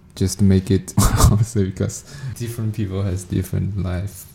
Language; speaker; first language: English; non-native, learner; Chinese